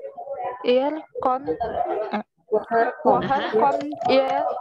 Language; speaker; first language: German; non-native, learner; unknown